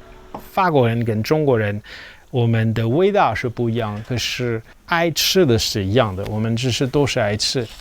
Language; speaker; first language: Chinese; non-native, fluent; French